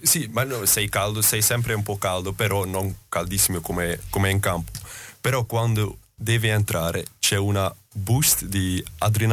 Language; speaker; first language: Italian; non-native, learner; Dutch